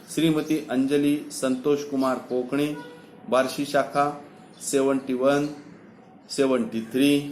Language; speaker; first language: Hindi; non-native, local second language; Marathi